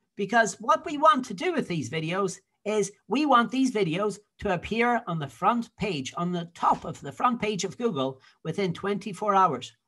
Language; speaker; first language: English; native; English